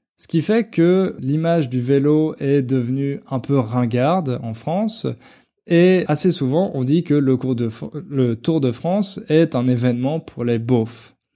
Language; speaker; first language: French; native; French